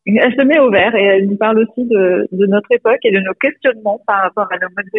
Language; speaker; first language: French; native; French